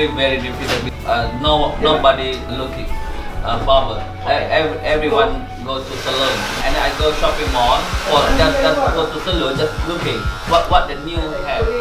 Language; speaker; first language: English; non-native, learner; Malay